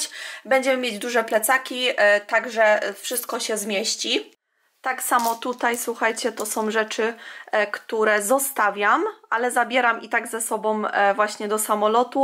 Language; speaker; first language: Polish; native; Polish